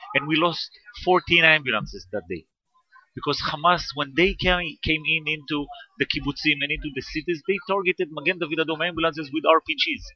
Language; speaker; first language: English; non-native, fluent; Hebrew